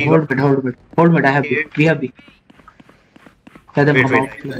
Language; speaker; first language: English; non-native, local second language; Kannada